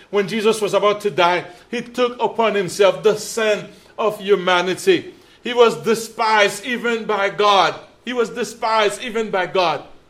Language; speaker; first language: English; non-native, fluent; Haitian Creole